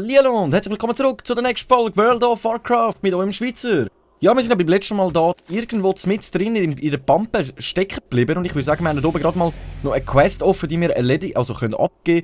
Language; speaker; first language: German; native; German